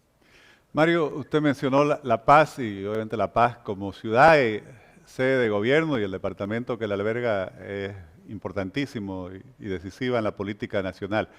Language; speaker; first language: Spanish; native; Spanish